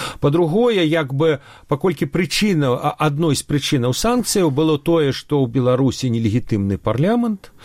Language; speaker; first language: Belarusian; non-native, local second language; Russian